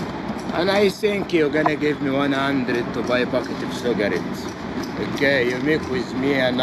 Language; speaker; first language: English; non-native, learner; Arabic